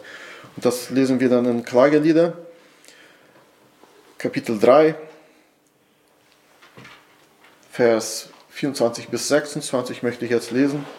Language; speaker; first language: German; non-native, fluent; Portuguese